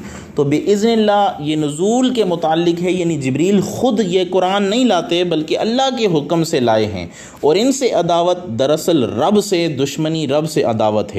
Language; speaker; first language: Urdu; native; Urdu